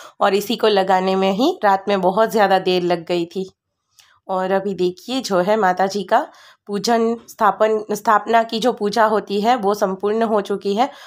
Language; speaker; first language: Hindi; non-native, local second language; Gujarati